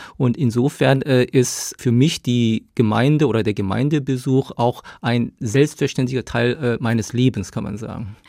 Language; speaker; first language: German; early bilingual, other home language; Korean